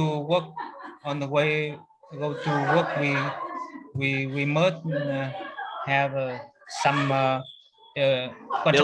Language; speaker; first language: English; non-native, learner; Vietnamese